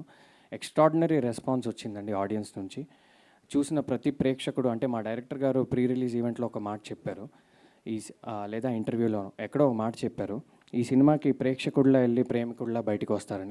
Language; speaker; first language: Telugu; native; Telugu